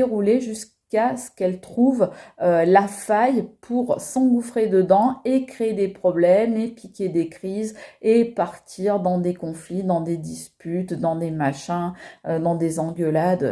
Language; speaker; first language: French; native; French